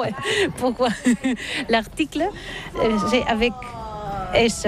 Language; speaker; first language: French; non-native, learner; Catalan